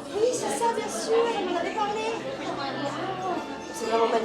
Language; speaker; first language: French; non-native, learner; English